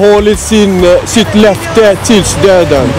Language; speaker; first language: Swedish; non-native, learner; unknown